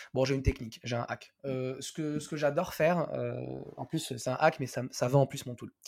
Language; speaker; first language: French; non-native, local second language; Arabic